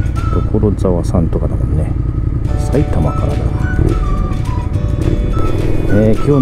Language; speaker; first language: Japanese; native; Japanese